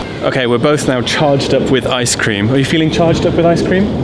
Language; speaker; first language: English; native; English